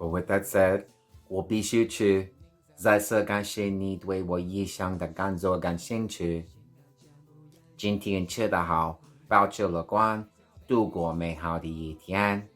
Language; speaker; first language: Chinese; non-native, learner; English